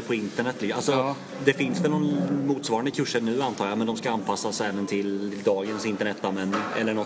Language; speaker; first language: Swedish; native; Swedish